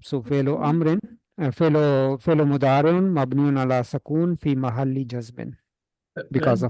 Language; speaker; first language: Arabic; non-native, fluent; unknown